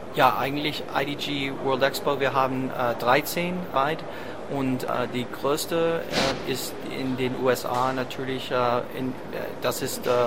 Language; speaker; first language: German; non-native, fluent; English